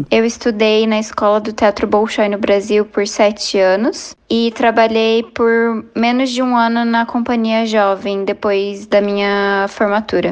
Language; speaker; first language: Portuguese; native; Portuguese